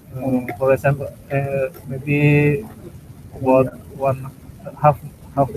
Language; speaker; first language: English; non-native, learner; Indonesian